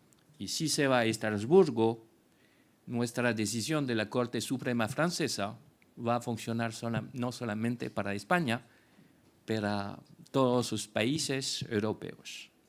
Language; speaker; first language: Spanish; non-native, fluent; French